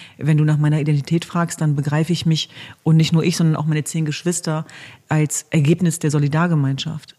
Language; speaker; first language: German; early bilingual, other home language; Kurdish